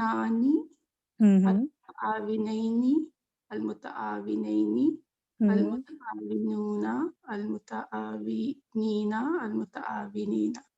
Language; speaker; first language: Arabic; non-native, learner; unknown